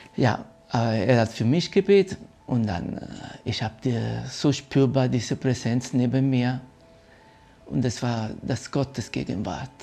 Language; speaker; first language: German; non-native, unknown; Italian